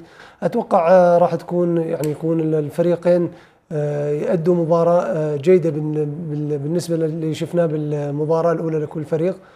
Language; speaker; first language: Arabic; native; Arabic